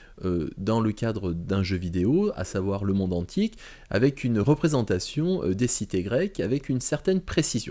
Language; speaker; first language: French; native; French